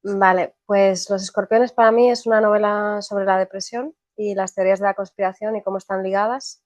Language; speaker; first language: Spanish; native; Spanish